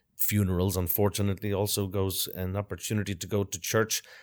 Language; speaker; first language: English; native; English